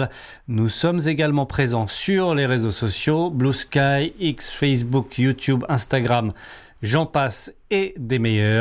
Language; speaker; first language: French; native; French